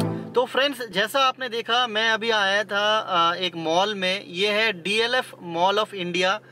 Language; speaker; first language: Hindi; non-native, local second language; Bangla